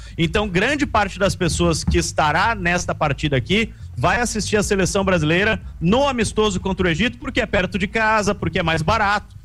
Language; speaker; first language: Portuguese; native; Portuguese